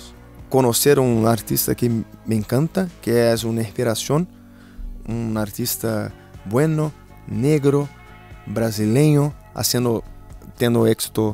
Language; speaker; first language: Spanish; non-native, fluent; Portuguese